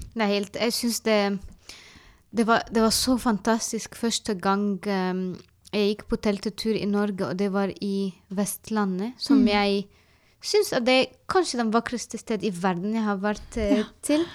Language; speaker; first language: Norwegian; non-native, learner; Arabic